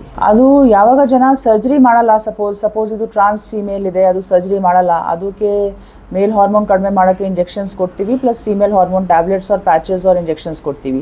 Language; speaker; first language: Kannada; non-native, fluent; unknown